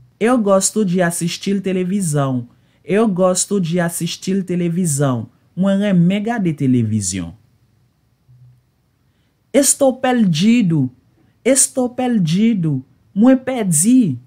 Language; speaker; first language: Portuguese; non-native, learner; Haitian Creole